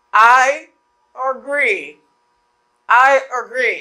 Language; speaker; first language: English; non-native, fluent; Haitian Creole